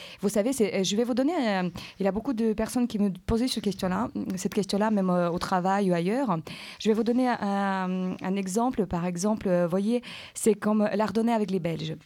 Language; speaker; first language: French; native; French